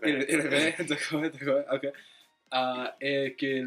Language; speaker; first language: French; non-native, learner; English